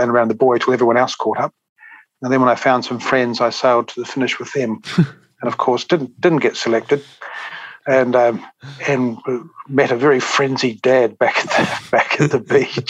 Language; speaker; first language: English; native; English